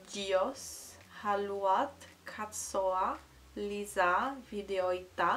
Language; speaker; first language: Finnish; non-native, learner; Italian